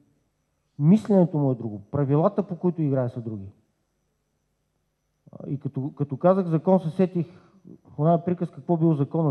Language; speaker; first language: Bulgarian; native; Bulgarian